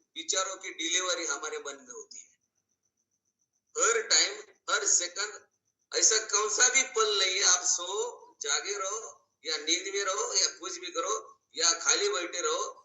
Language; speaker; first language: Hindi; non-native, local second language; Marathi